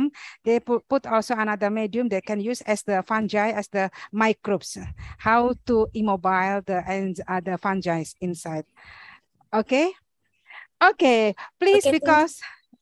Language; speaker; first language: English; non-native, learner; Indonesian